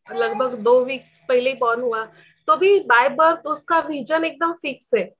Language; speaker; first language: Hindi; non-native, local second language; Marathi